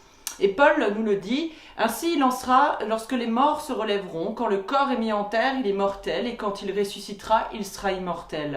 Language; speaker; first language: French; native; French